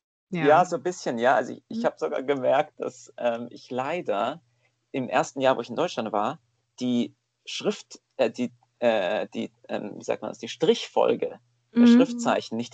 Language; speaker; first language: German; native; German